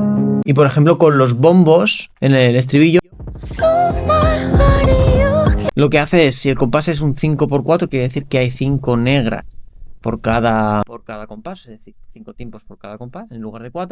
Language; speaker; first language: Spanish; native; Spanish